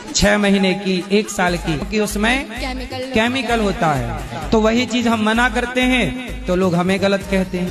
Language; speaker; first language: Hindi; native; Hindi